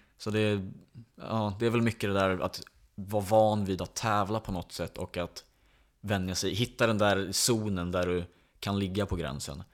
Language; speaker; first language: Swedish; native; Swedish